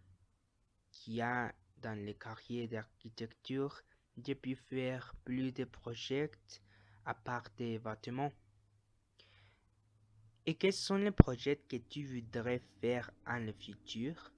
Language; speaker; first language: French; non-native, learner; Spanish